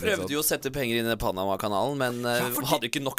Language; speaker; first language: Norwegian; native; Norwegian